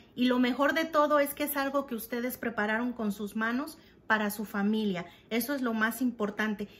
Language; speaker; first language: Spanish; native; Spanish